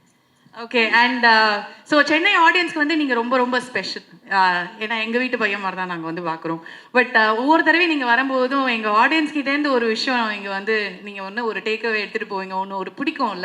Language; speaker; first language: Tamil; native; Tamil